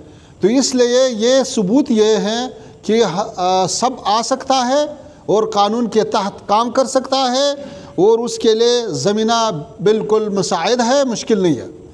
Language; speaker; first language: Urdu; non-native, learner; Pashto